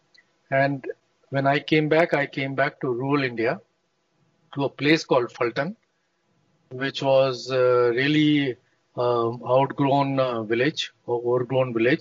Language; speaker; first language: English; non-native, local second language; Hindi